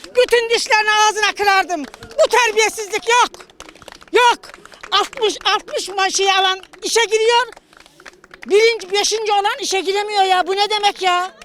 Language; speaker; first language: Turkish; native; Turkish